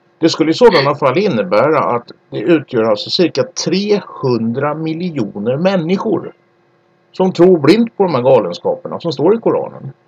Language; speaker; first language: Swedish; native; Swedish